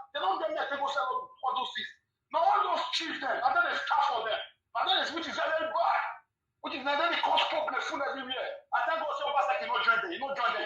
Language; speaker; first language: Nigerian Pidgin; non-native, local second language; Bini